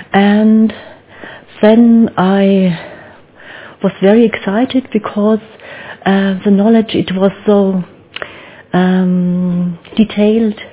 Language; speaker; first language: English; non-native, learner; German